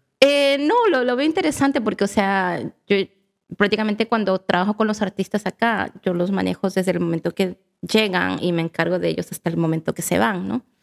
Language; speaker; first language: Spanish; native; Spanish